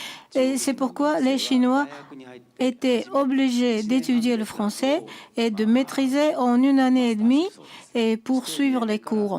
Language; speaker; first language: French; non-native, fluent; Japanese